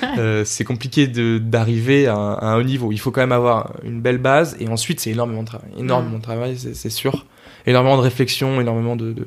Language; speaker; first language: French; native; French